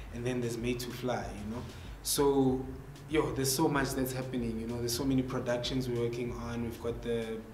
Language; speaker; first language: English; non-native, local second language; Tsonga